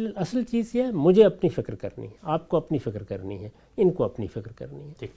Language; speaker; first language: Urdu; non-native, local second language; Punjabi